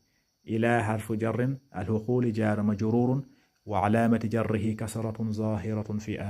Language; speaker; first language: Arabic; non-native, fluent; Wolof